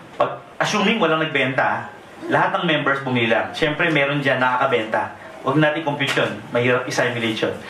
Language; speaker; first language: Filipino; native; Filipino